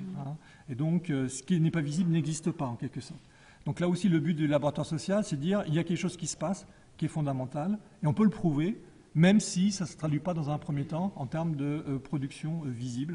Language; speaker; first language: French; native; French